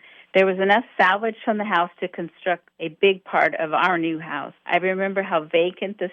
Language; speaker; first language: English; native; English